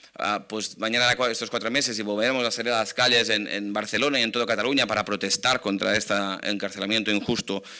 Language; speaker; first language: Spanish; non-native, local second language; Catalan